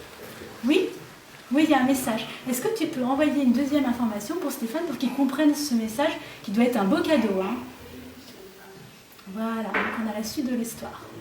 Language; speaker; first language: French; native; French